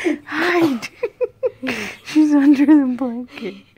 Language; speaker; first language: English; native; English